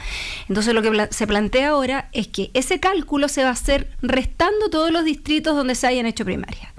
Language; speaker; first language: Spanish; native; Spanish